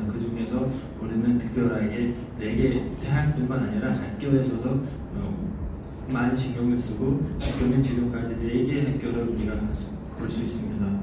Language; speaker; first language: Korean; non-native, fluent; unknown